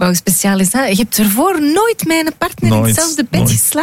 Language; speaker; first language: Dutch; native; Dutch